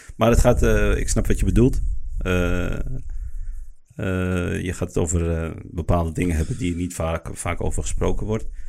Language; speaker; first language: Dutch; early bilingual, other home language; Arabic